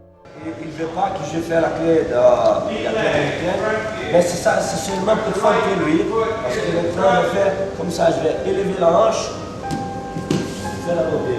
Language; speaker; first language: French; non-native, learner; Portuguese